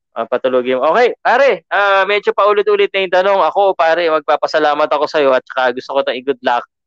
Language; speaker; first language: Filipino; native; Filipino